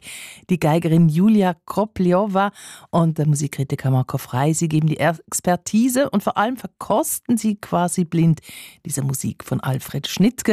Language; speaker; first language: German; native; German